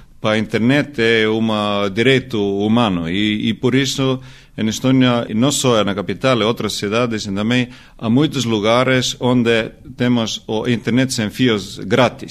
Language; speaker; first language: Portuguese; non-native, learner; Estonian